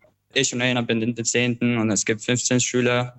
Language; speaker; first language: German; non-native, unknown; Albanian